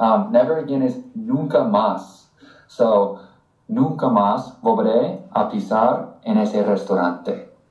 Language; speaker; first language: Spanish; non-native, fluent; English